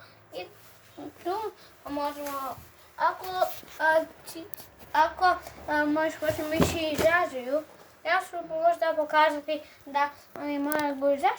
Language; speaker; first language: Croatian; early bilingual, heritage; Croatian